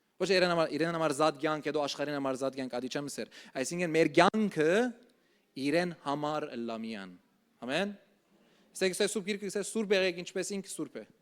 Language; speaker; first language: Armenian; early bilingual, heritage; Armenian